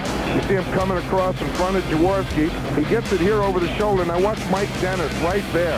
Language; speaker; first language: English; native; English